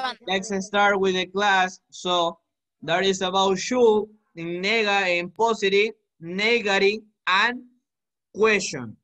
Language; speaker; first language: English; non-native, learner; Spanish